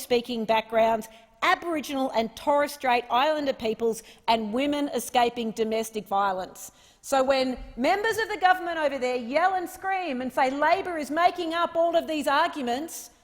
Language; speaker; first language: English; native; English